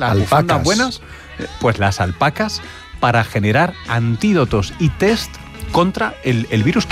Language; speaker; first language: Spanish; native; Spanish